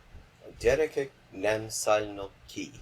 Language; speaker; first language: Hungarian; non-native, learner; English